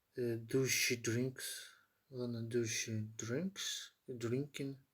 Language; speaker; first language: English; non-native, learner; Ukrainian